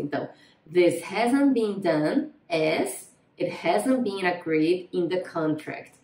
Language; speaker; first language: English; non-native, fluent; Portuguese